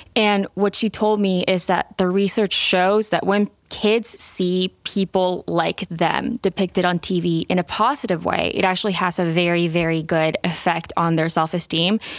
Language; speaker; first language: English; non-native, fluent; Spanish